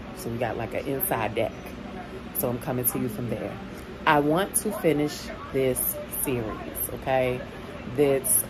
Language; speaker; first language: English; native; English